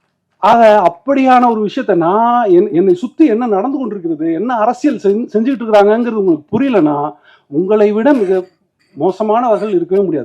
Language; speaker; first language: Tamil; native; Tamil